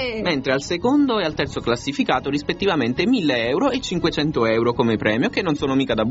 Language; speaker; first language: Italian; native; Italian